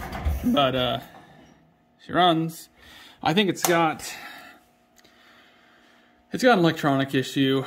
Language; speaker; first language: English; native; English